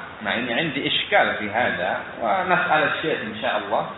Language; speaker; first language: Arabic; non-native, fluent; Indonesian